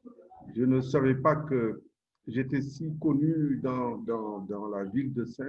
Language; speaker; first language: French; non-native, local second language; Wolof